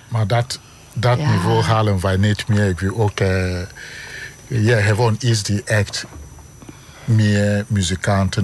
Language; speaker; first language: Dutch; non-native, fluent; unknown